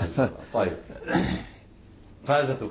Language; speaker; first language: Arabic; native; Arabic